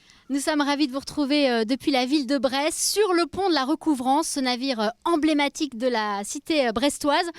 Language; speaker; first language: French; native; French